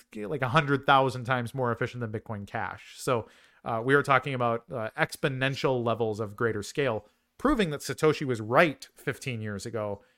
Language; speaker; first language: English; native; English